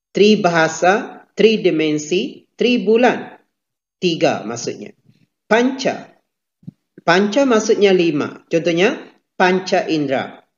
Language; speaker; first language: Malay; native; Malay